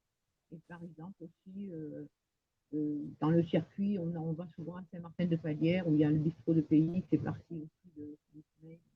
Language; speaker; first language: French; native; French